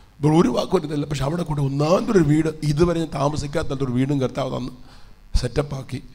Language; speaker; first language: Malayalam; early bilingual, heritage; Malayalam